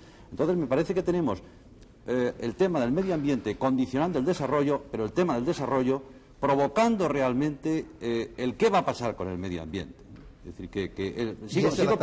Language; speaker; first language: Spanish; native; Spanish